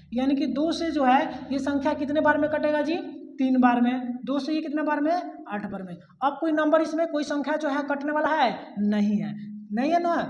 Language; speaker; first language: Hindi; native; Hindi